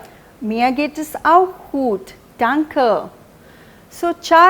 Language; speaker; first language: German; non-native, fluent; Hindi